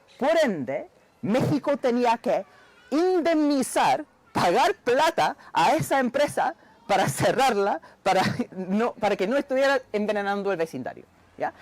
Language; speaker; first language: Spanish; non-native, fluent; English